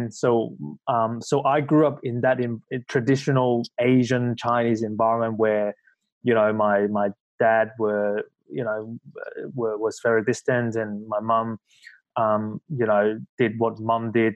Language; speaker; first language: English; non-native, local second language; Cantonese